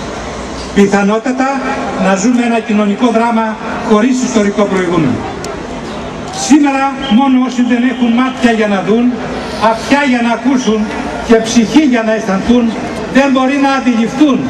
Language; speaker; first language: Greek; native; Greek